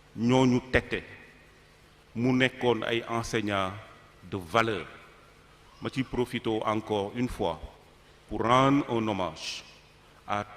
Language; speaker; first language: Wolof; non-native, local second language; Fula